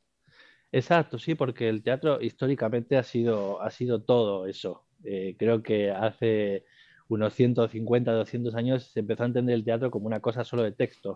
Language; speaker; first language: Spanish; native; Spanish